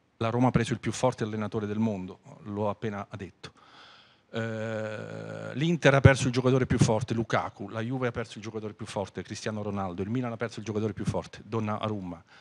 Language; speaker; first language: Italian; native; Italian